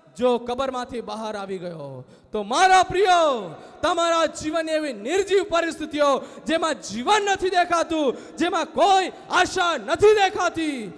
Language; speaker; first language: Gujarati; native; Gujarati